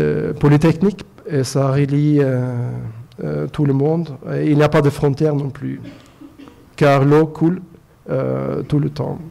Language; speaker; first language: French; non-native, fluent; Norwegian